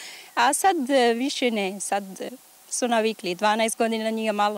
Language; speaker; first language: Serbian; non-native, learner; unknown